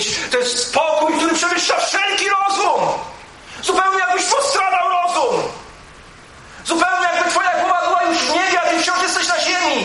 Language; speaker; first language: Polish; native; Polish